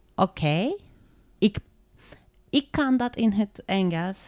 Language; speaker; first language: Dutch; non-native, fluent; Turkish